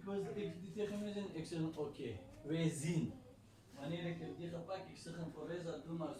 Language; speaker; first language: Dutch; non-native, learner; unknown